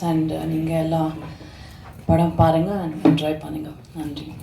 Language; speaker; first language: Tamil; non-native, learner; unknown